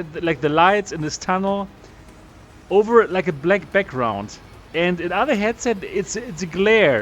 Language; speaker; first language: English; non-native, fluent; German